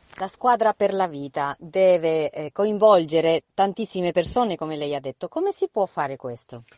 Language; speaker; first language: Italian; non-native, fluent; Spanish